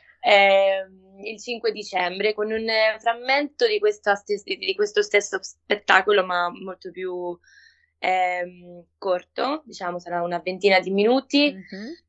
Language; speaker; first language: Italian; non-native, fluent; Spanish